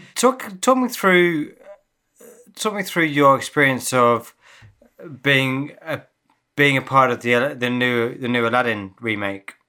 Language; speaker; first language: English; native; English